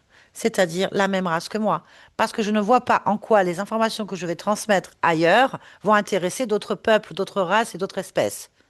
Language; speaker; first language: French; native; French